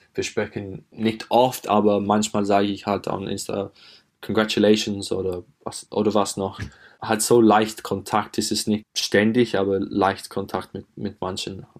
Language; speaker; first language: German; non-native, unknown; English